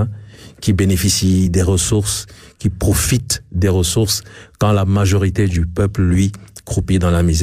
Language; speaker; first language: French; non-native, local second language; Ewe